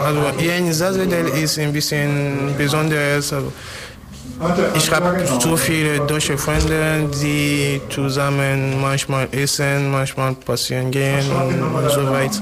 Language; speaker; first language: German; non-native, learner; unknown